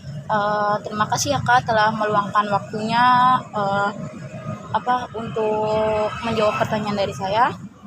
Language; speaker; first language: Indonesian; native; Indonesian